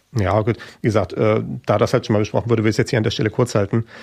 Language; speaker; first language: German; native; German